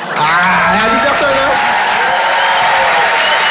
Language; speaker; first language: French; native; French